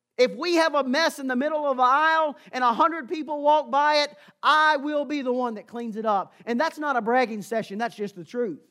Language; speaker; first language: English; native; English